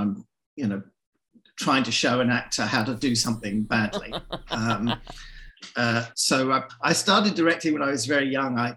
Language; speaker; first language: English; native; English